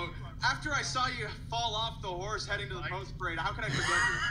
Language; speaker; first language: English; native; English